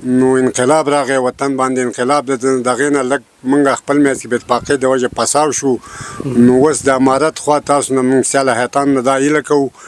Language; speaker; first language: Pashto; non-native, local second language; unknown